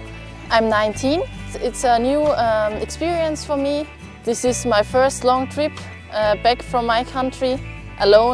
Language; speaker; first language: English; non-native, learner; German